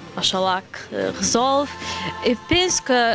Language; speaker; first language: Portuguese; early bilingual, heritage; Portuguese